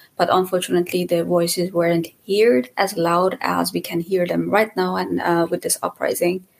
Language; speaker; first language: English; non-native, fluent; Persian